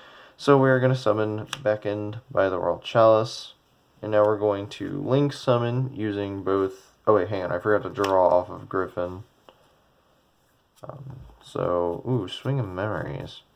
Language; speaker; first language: English; native; English